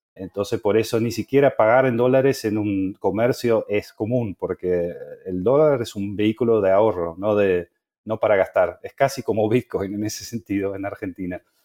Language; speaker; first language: Spanish; non-native, fluent; Dutch